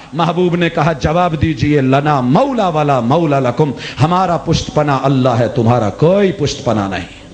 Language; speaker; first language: Urdu; non-native, local second language; Punjabi